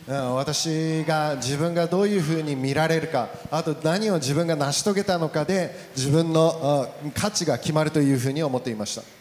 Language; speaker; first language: Japanese; native; Japanese